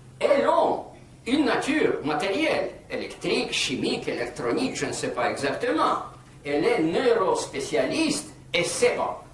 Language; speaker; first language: French; non-native, fluent; Russian